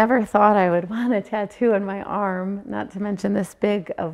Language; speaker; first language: English; native; English